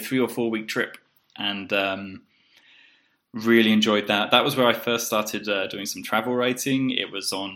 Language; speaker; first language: English; native; English